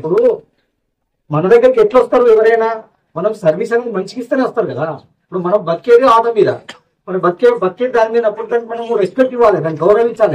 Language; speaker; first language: Telugu; native; Telugu